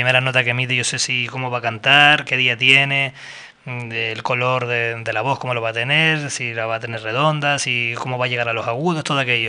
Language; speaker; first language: Spanish; native; Spanish